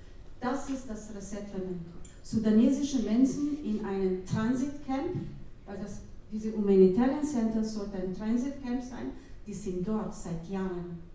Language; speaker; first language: German; non-native, fluent; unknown